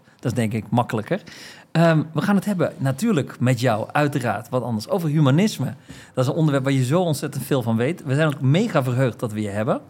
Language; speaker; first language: Dutch; native; Dutch